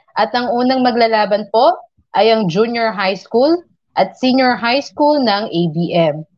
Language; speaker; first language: Filipino; non-native, local second language; Pampanga